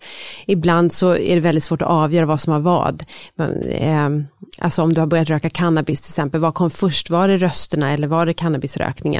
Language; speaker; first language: Swedish; native; Swedish